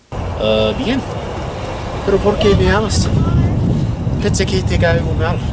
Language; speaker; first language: Spanish; non-native, learner; English